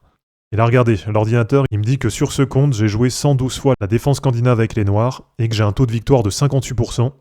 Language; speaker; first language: French; native; French